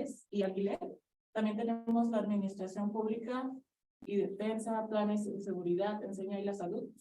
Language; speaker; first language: Spanish; early bilingual, heritage; Spanish